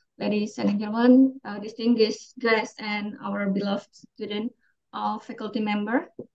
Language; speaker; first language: English; non-native, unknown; Indonesian